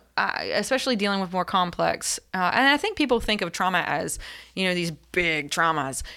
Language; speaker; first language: English; native; English